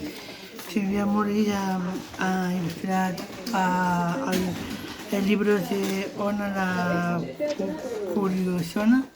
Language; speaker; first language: Catalan; non-native, local second language; Spanish